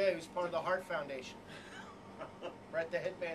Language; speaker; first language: English; native; English